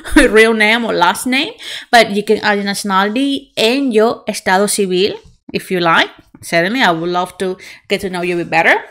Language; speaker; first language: English; non-native, fluent; Spanish